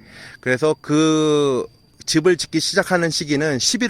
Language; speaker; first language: Korean; native; Korean